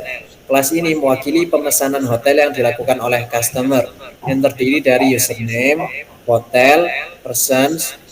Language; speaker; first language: Indonesian; native; Indonesian